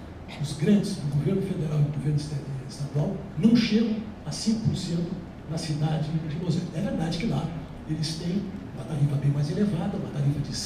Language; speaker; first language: Portuguese; native; Portuguese